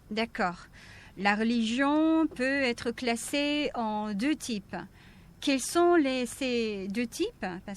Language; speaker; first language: French; non-native, fluent; Korean